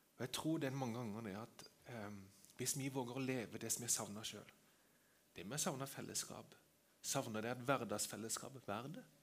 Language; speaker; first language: Norwegian; native; Norwegian